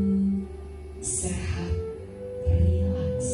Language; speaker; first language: Indonesian; native; Indonesian